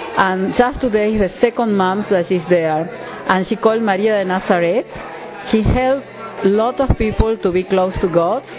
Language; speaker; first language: English; non-native, fluent; Spanish